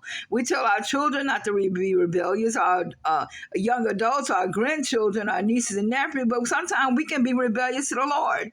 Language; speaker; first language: English; native; English